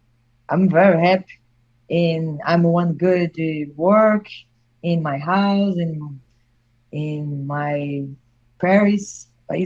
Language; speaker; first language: English; non-native, learner; Portuguese